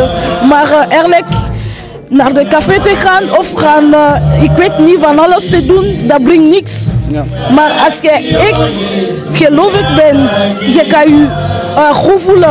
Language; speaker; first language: Dutch; early bilingual, other home language; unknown